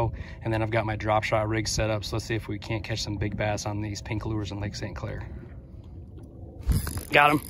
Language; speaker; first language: English; native; English